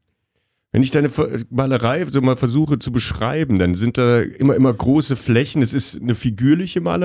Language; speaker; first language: German; native; German